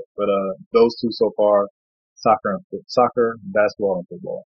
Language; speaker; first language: English; native; English